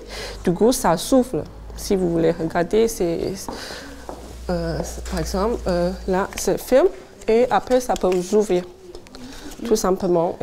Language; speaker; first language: French; non-native, fluent; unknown